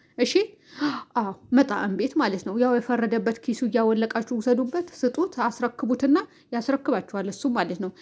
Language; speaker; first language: Amharic; native; Amharic